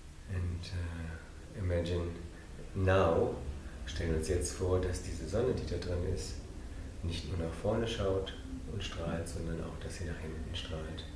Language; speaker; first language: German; non-native, fluent; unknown